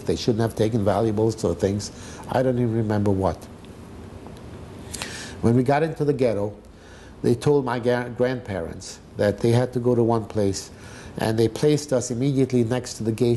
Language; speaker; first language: English; non-native, fluent; Hungarian